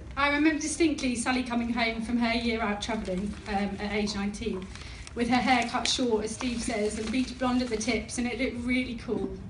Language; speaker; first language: English; native; English